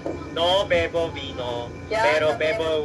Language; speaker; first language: Spanish; non-native, learner; Filipino